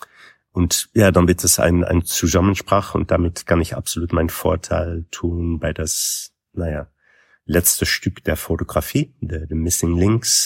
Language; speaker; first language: German; non-native, fluent; Dutch